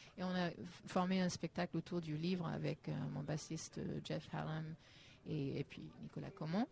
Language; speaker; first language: French; non-native, fluent; English